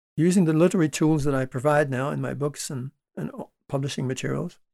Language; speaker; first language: English; early bilingual, other home language; Dutch